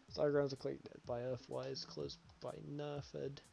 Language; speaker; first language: English; native; English